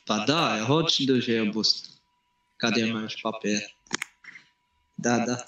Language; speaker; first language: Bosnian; non-native, learner; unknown